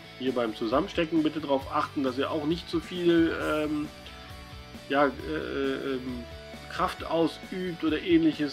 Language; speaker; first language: German; native; German